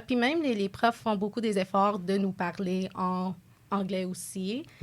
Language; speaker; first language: French; non-native, local second language; English